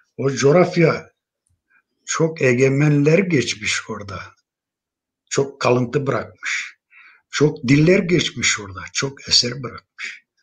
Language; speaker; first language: Turkish; non-native, local second language; Zaza